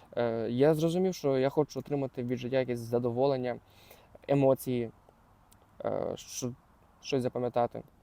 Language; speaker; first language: Ukrainian; non-native, local second language; Russian